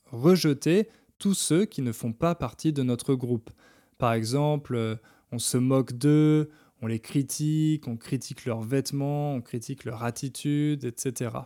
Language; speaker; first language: French; native; French